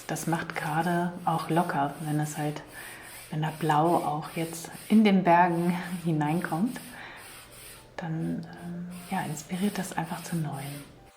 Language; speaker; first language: German; native; German